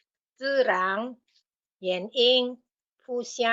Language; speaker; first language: Chinese; non-native, learner; Indonesian